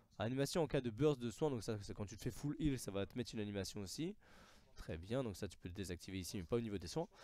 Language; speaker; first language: French; native; French